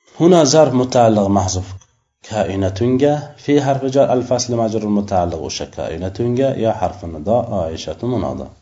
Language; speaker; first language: Arabic; non-native, fluent; Uzbek